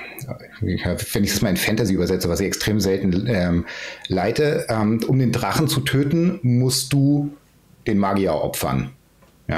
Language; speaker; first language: German; native; German